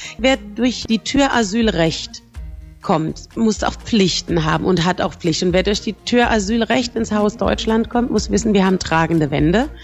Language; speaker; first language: German; native; German